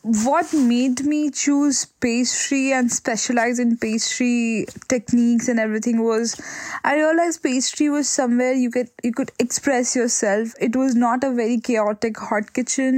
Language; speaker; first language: English; non-native, local second language; Hindi